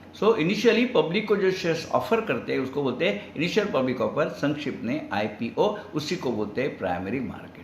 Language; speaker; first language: Hindi; non-native, local second language; Marathi